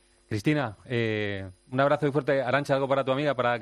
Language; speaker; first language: Spanish; native; Spanish